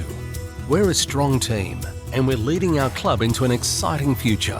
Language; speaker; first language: English; native; English